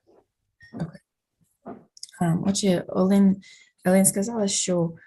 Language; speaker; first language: Ukrainian; non-native, fluent; English